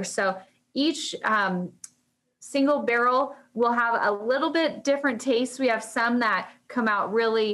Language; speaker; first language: English; native; English